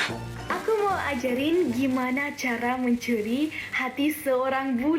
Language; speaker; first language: Indonesian; non-native, fluent; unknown